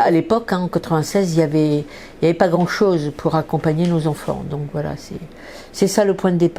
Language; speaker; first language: French; native; French